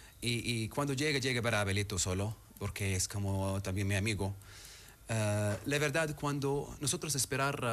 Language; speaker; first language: Spanish; non-native, learner; Arabic